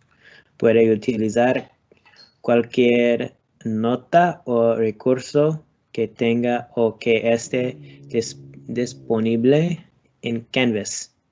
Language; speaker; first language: Spanish; non-native, learner; English